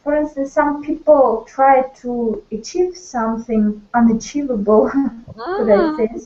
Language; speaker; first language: English; non-native, learner; Russian